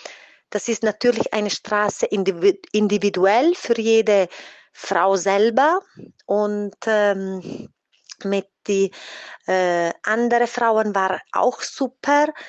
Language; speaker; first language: German; non-native, fluent; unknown